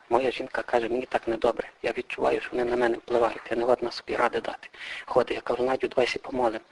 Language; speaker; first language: Ukrainian; native; Ukrainian